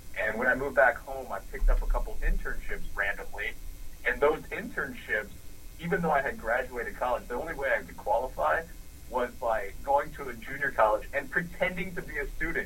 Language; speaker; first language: English; native; English